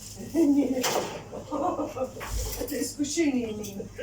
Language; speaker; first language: Russian; non-native, learner; English